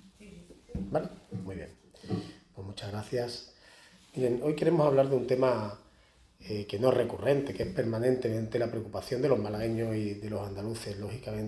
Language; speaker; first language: Spanish; native; Spanish